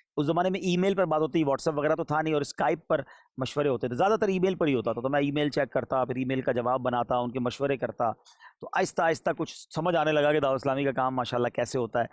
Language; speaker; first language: Urdu; native; Urdu